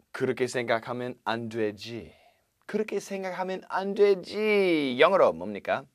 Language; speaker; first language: Korean; non-native, fluent; English